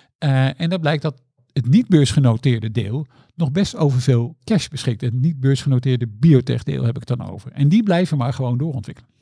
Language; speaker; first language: Dutch; native; Dutch